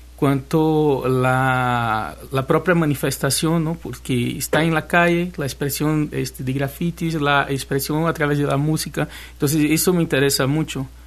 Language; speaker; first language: Spanish; non-native, fluent; Portuguese